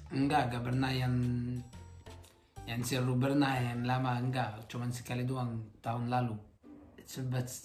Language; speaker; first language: Indonesian; non-native, learner; Arabic